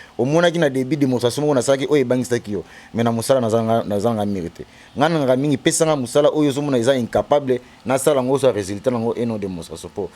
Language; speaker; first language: Lingala; non-native, local second language; Kongo